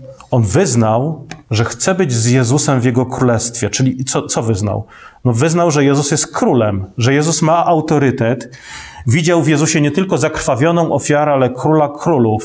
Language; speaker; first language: Polish; native; Polish